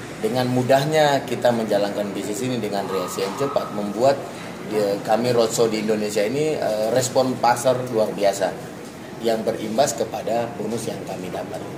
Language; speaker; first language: Indonesian; native; Indonesian